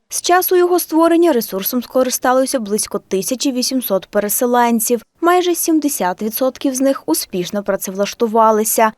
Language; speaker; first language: Ukrainian; native; Ukrainian